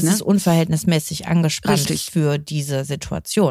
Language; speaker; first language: German; native; German